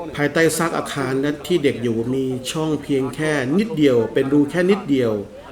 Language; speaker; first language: Thai; non-native, fluent; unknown